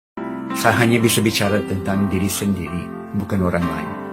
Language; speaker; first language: Indonesian; non-native, fluent; English